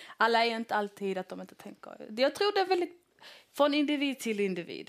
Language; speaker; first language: Swedish; early bilingual, other home language; Somali